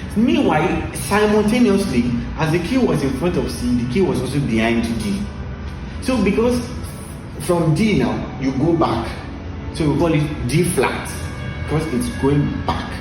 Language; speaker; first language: English; non-native, local second language; Yoruba